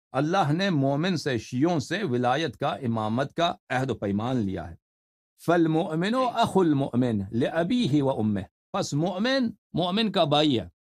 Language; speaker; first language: Urdu; non-native, fluent; Persian